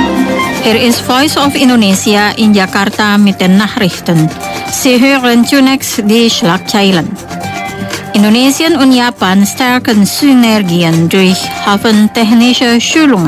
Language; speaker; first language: German; non-native, fluent; Indonesian